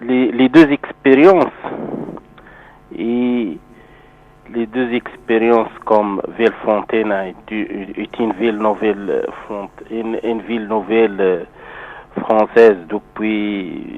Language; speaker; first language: French; non-native, local second language; Arabic